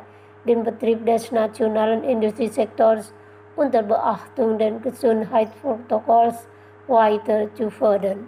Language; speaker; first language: German; non-native, fluent; Indonesian